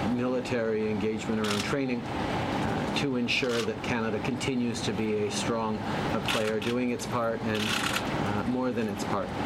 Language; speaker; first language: English; early bilingual, other home language; French